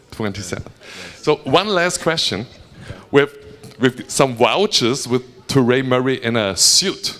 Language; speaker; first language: English; non-native, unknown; German